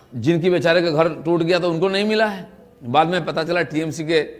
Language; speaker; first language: Hindi; non-native, local second language; Bangla